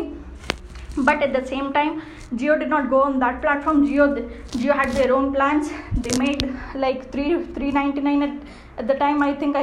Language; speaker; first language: English; non-native, local second language; Hindi